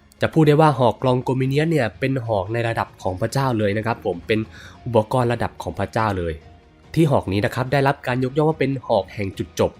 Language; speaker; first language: Thai; native; Thai